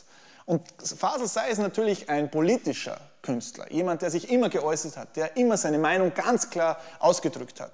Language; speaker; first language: German; native; German